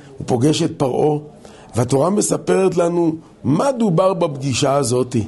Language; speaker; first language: Hebrew; native; Hebrew